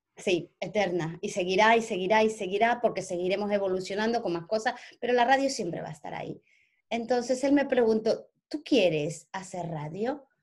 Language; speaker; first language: Spanish; native; Spanish